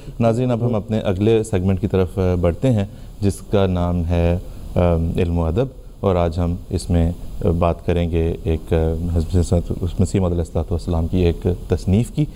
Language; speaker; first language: Urdu; native; Urdu